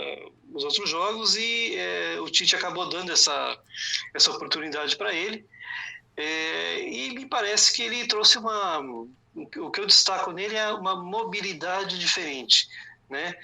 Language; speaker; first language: Portuguese; native; Portuguese